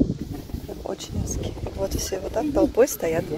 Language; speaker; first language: Russian; native; Russian